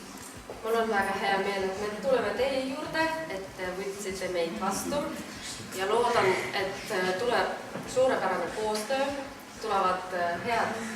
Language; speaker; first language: Estonian; non-native, local second language; Russian